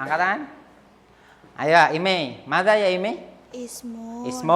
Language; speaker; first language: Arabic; non-native, fluent; Indonesian